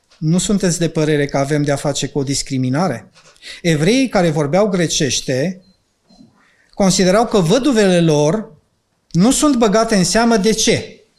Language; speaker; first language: Romanian; non-native, local second language; Ukrainian